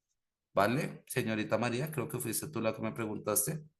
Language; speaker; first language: Spanish; native; Spanish